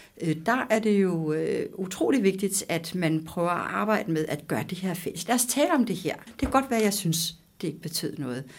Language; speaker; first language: Danish; native; Danish